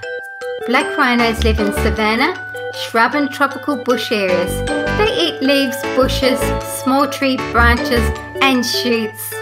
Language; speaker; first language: English; native; English